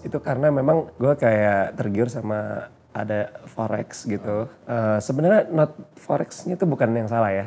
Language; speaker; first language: Indonesian; native; Indonesian